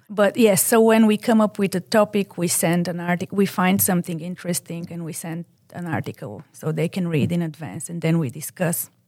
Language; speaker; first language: English; non-native, fluent; Bulgarian